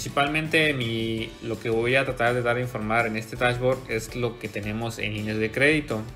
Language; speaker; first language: Spanish; native; Spanish